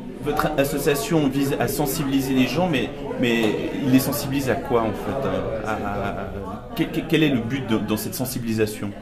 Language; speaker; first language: French; native; French